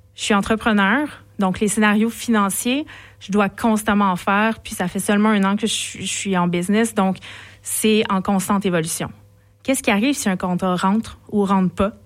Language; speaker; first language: French; native; French